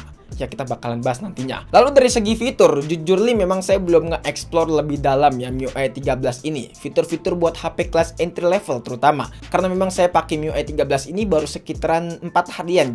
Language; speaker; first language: Indonesian; native; Indonesian